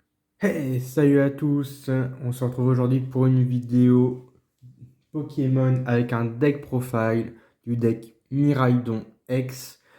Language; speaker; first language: French; native; French